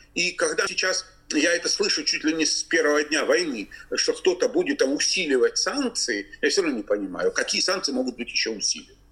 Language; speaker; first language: Russian; native; Russian